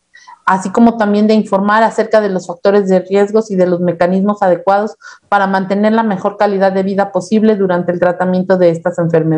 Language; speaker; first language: Spanish; native; Spanish